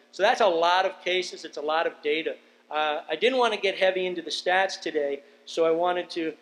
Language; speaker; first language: English; native; English